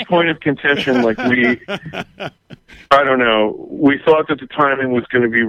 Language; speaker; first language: English; native; English